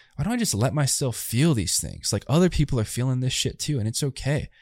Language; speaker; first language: English; native; English